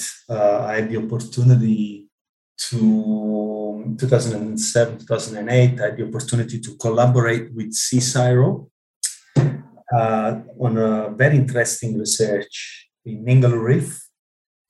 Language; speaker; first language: English; non-native, fluent; Italian